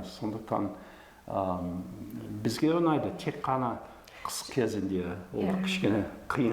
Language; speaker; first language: Kazakh; non-native, fluent; English